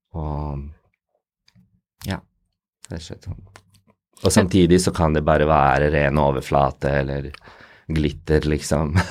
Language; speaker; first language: Norwegian; early bilingual, other home language; Bosnian